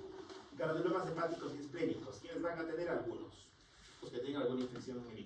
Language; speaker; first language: Spanish; native; Spanish